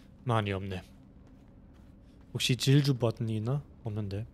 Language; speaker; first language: Korean; non-native, fluent; German